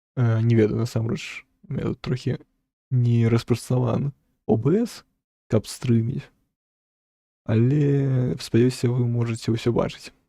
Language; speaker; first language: Belarusian; non-native, local second language; Russian